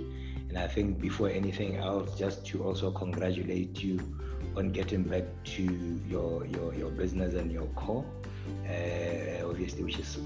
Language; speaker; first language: English; non-native, local second language; Tswana